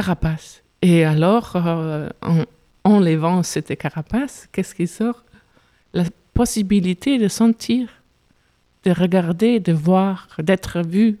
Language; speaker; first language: French; non-native, fluent; German